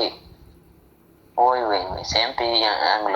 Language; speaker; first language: French; non-native, fluent; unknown